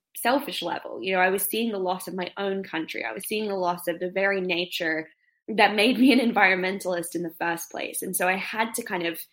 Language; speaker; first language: English; native; English